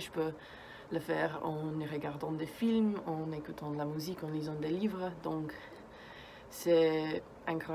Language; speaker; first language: French; non-native, learner; Slovenian